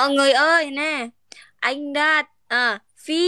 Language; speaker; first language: Vietnamese; non-native, learner; Indonesian